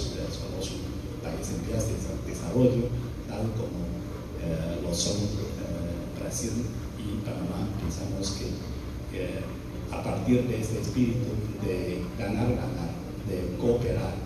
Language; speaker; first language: Spanish; non-native, fluent; Chinese